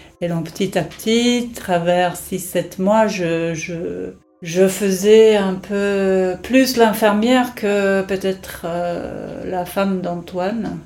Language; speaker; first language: French; non-native, fluent; English